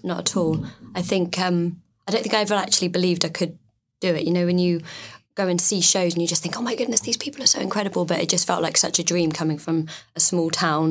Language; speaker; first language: English; native; English